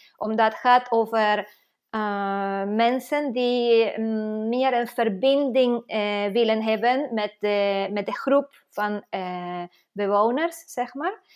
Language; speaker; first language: Dutch; non-native, fluent; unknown